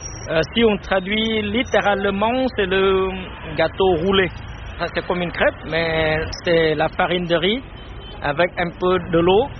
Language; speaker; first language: French; non-native, fluent; Vietnamese